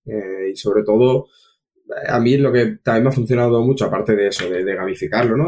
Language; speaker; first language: Spanish; native; Spanish